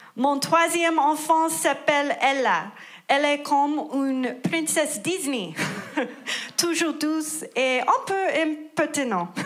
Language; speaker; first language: French; non-native, learner; English